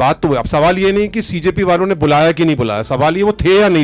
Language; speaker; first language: Hindi; native; Hindi